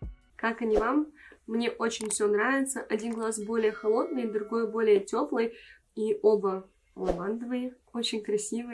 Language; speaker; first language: Russian; native; Russian